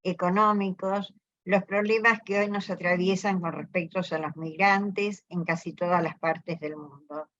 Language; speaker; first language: Spanish; native; Spanish